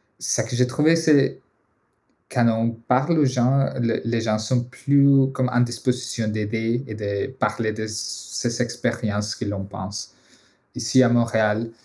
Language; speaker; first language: French; non-native, fluent; Spanish